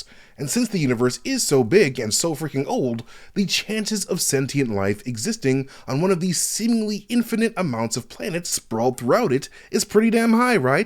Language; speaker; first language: English; native; English